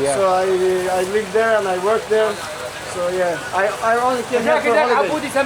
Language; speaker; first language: English; non-native, fluent; Arabic